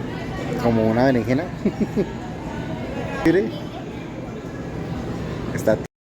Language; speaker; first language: Spanish; early bilingual, heritage; Spanish